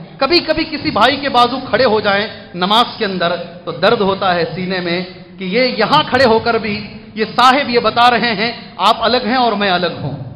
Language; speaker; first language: Urdu; native; Urdu